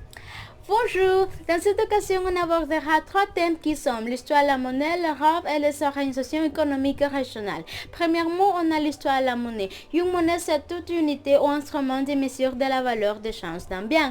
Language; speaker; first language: French; non-native, fluent; Spanish